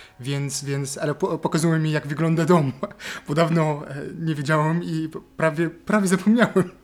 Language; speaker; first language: Polish; non-native, fluent; Arabic